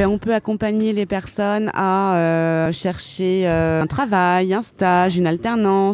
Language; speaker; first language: French; native; French